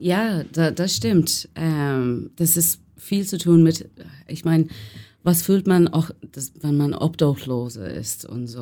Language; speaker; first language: German; non-native, learner; English